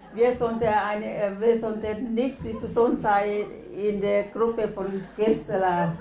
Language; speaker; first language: German; non-native, learner; Thai